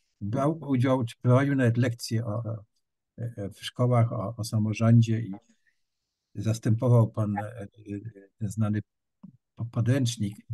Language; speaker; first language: Polish; native; Polish